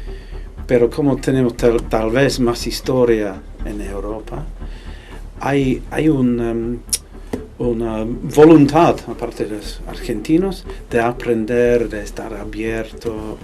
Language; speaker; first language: Spanish; non-native, fluent; English